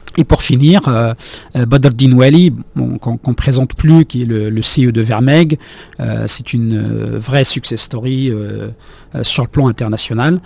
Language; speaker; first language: French; non-native, local second language; Arabic